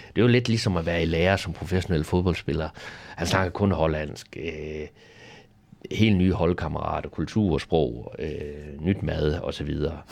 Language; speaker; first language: Danish; native; Danish